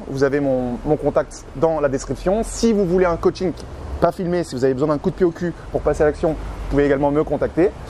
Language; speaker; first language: French; native; French